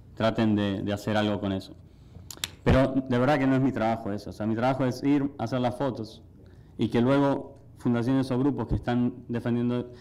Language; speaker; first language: Spanish; native; Spanish